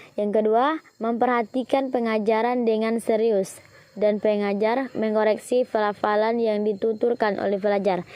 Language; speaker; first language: Indonesian; native; Indonesian